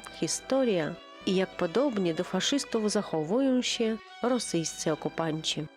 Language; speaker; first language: Polish; non-native, local second language; Ukrainian